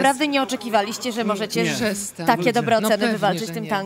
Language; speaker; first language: Polish; native; Polish